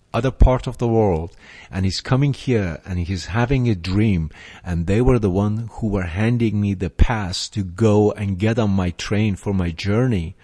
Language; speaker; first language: English; non-native, fluent; Persian